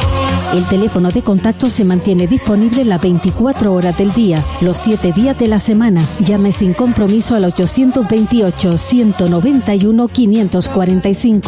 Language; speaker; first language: Spanish; native; Spanish